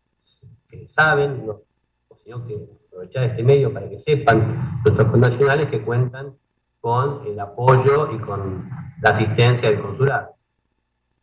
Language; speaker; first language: Spanish; native; Spanish